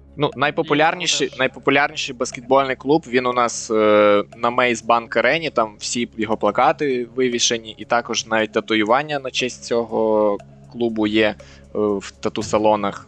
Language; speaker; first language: Ukrainian; native; Ukrainian